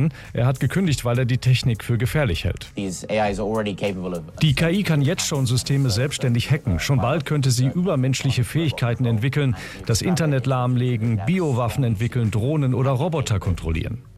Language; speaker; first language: German; native; German